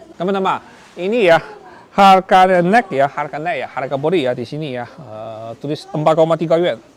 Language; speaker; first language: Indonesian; non-native, learner; Chinese